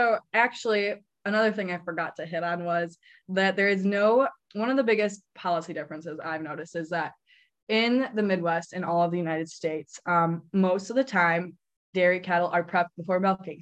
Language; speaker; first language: English; native; English